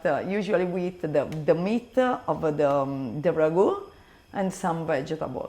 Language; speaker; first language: English; non-native, learner; Italian